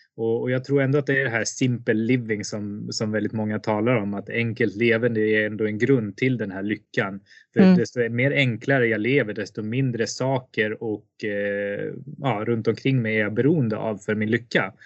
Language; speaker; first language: Swedish; native; Swedish